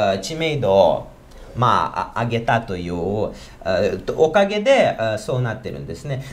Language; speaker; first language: Japanese; non-native, fluent; Ukrainian